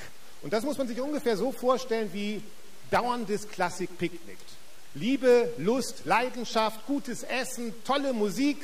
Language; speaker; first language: German; native; German